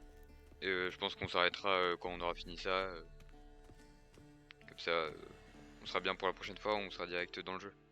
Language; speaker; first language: French; native; French